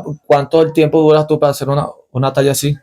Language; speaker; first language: Spanish; native; Spanish